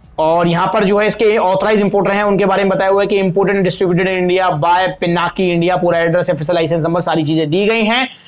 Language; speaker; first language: Hindi; native; Hindi